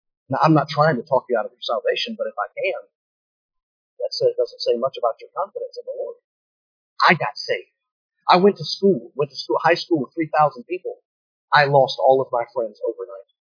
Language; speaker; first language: English; native; English